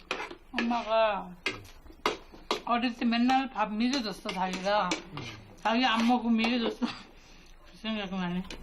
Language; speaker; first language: Korean; non-native, learner; Nepali